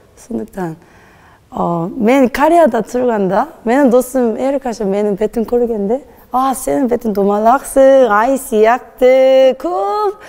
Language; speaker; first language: Kazakh; non-native, learner; Korean